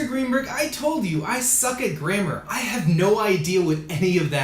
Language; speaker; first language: English; native; English